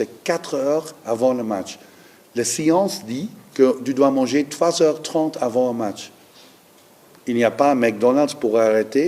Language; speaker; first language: French; non-native, learner; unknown